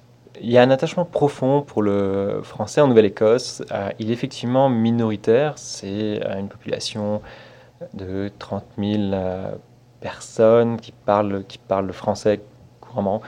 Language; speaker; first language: French; native; French